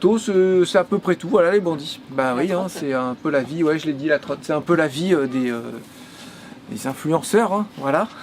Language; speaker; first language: French; native; French